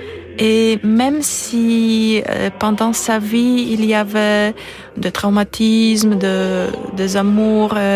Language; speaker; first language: French; non-native, fluent; Polish